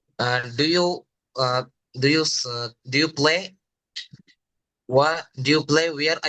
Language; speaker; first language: English; non-native, learner; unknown